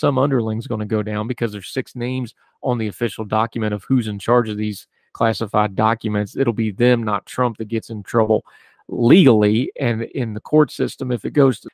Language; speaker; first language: English; native; English